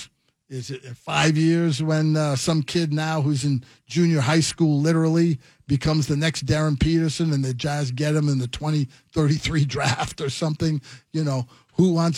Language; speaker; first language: English; native; English